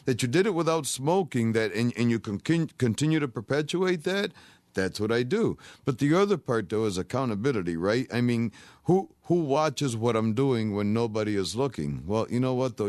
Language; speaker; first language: English; native; English